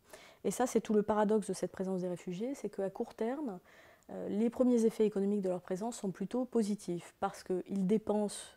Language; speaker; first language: French; native; French